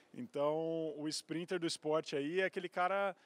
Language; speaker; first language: Portuguese; native; Portuguese